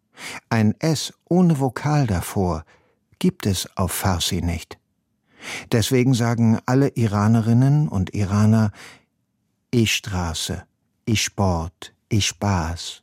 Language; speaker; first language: German; non-native, fluent; Persian